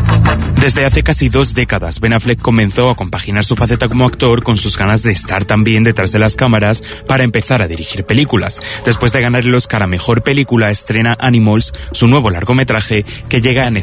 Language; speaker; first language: Spanish; native; Spanish